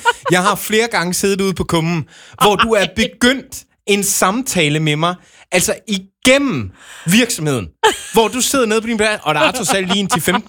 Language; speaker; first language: Danish; native; Danish